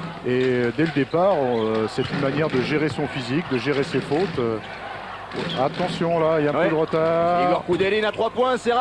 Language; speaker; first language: French; native; French